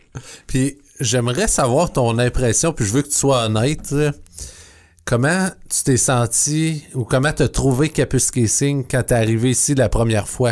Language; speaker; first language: French; native; French